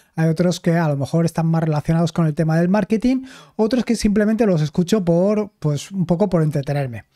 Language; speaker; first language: Spanish; native; Spanish